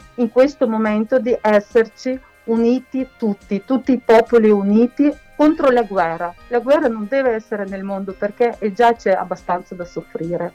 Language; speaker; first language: Italian; non-native, fluent; Ukrainian